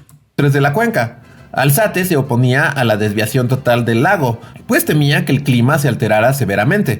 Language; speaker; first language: Spanish; native; Spanish